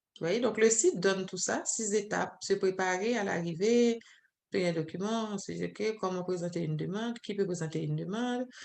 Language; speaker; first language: French; non-native, local second language; Haitian Creole